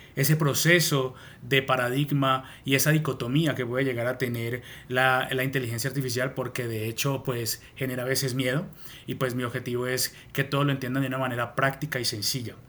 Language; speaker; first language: Spanish; native; Spanish